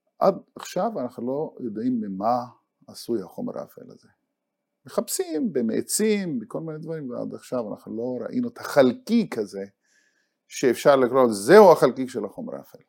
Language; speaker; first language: Hebrew; non-native, local second language; Arabic